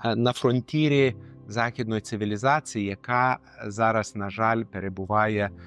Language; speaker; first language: Ukrainian; non-native, fluent; Lithuanian